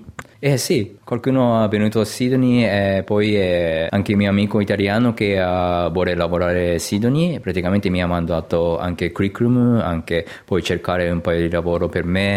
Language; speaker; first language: Italian; non-native, learner; Japanese